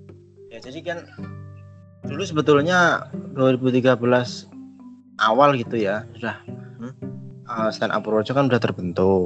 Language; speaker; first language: Indonesian; native; Indonesian